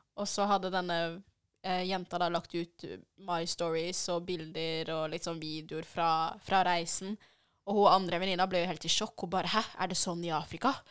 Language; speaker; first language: Norwegian; early bilingual, other home language; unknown